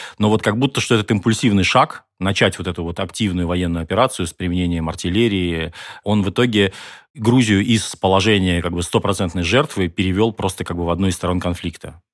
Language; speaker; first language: Russian; native; Russian